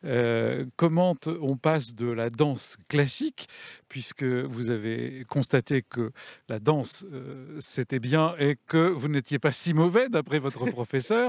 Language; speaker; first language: French; native; French